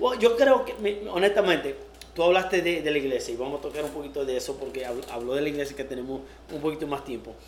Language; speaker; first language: Spanish; early bilingual, heritage; Spanish